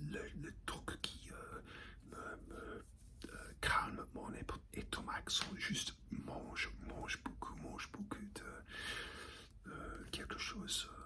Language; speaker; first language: French; non-native, learner; English